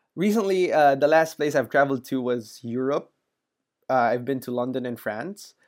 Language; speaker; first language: English; non-native, local second language; Filipino